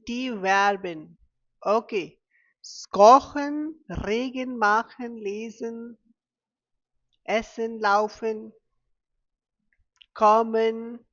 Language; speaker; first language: German; non-native, fluent; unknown